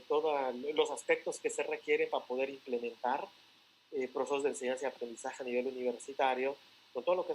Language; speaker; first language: Spanish; native; Spanish